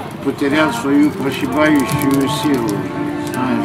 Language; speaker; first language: Russian; non-native, local second language; Lithuanian